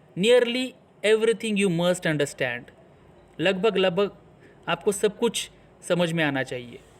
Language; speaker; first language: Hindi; non-native, local second language; Marathi